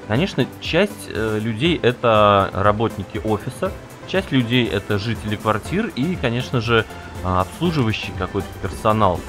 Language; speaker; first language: Russian; native; Russian